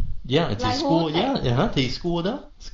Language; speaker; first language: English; non-native, fluent; Vietnamese